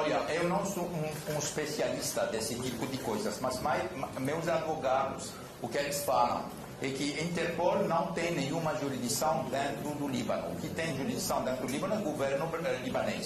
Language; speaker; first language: Portuguese; non-native, fluent; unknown